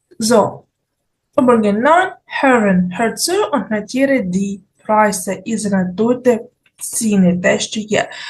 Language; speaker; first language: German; non-native, fluent; Ukrainian